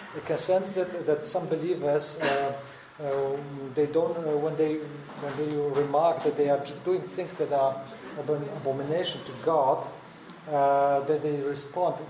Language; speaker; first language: English; non-native, learner; Polish